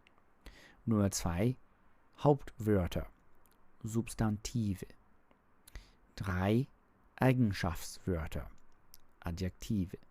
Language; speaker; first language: German; non-native, learner; English